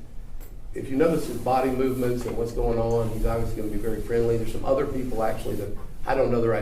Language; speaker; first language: English; native; English